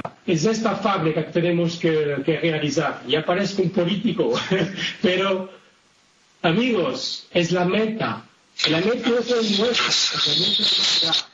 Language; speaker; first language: Spanish; non-native, fluent; Italian